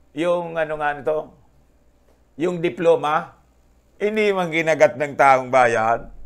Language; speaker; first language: Filipino; non-native, local second language; Bikol